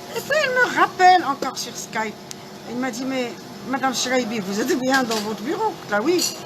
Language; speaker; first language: French; non-native, local second language; Arabic